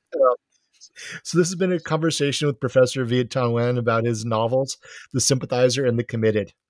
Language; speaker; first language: English; native; English